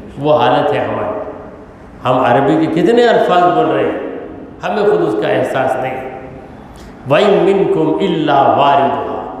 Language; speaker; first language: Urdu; native; Urdu